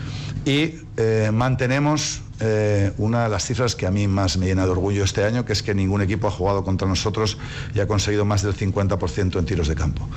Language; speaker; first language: Spanish; native; Spanish